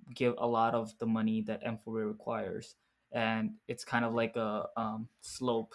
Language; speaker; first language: English; early bilingual, other home language; Arabic